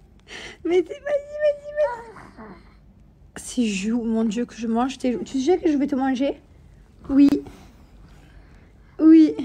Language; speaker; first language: French; native; French